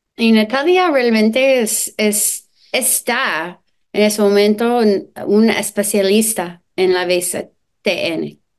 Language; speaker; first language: Spanish; non-native, learner; English